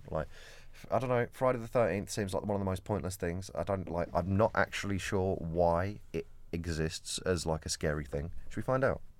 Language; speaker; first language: English; native; English